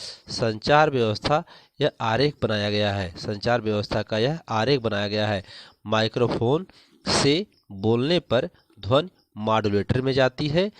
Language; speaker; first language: Hindi; native; Hindi